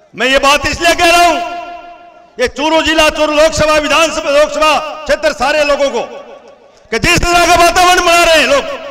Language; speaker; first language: Hindi; native; Hindi